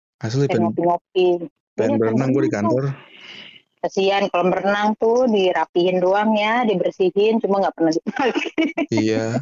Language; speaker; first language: Indonesian; native; Indonesian